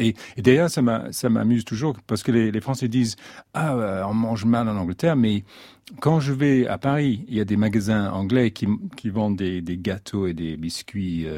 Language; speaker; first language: French; non-native, fluent; English